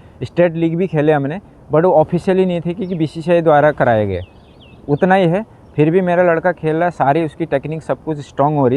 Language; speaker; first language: Hindi; native; Hindi